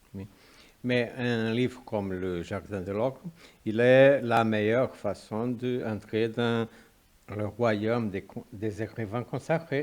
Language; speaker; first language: French; non-native, fluent; Portuguese